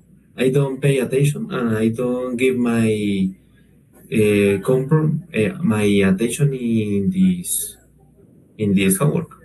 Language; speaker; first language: English; non-native, learner; Spanish